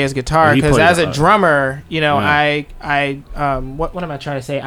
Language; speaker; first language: English; non-native, fluent; French